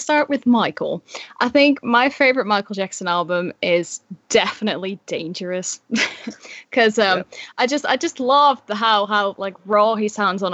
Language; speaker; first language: English; non-native, fluent; Dutch